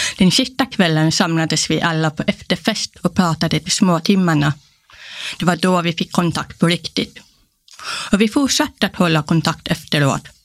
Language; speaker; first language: Swedish; native; Swedish